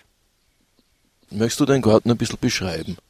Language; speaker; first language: German; native; German